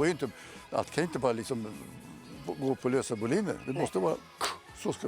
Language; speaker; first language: Swedish; native; Swedish